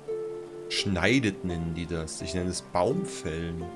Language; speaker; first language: German; native; German